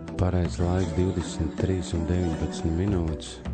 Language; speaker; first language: Latvian; native; Latvian